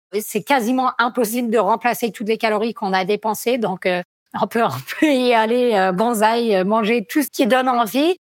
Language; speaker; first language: French; non-native, fluent; English